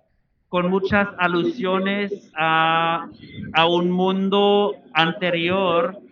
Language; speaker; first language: Spanish; non-native, fluent; German